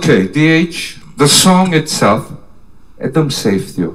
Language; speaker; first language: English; non-native, fluent; Nepali